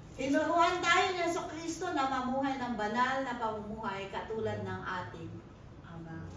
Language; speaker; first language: Filipino; non-native, local second language; Pampanga